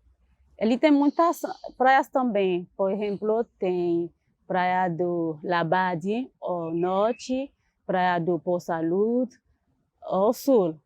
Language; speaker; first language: Portuguese; non-native, learner; Haitian Creole